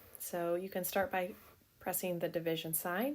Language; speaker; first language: English; native; English